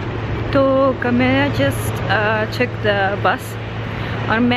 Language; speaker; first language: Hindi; early bilingual, heritage; Hindi